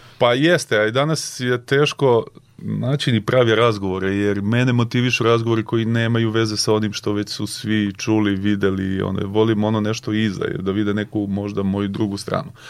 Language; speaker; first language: Serbian; native; Serbian